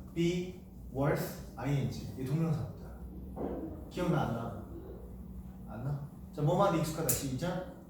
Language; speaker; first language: Korean; native; Korean